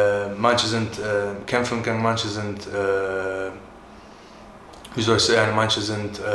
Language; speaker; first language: German; early bilingual, other home language; Turkish